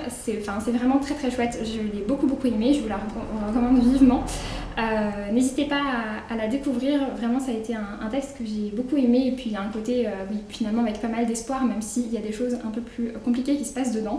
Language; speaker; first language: French; native; French